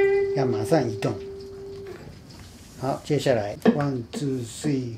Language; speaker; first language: Chinese; non-native, fluent; Japanese